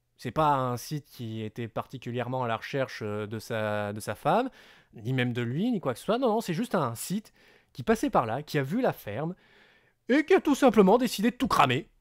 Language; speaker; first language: French; native; French